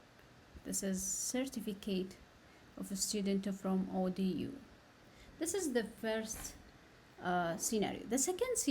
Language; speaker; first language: English; non-native, learner; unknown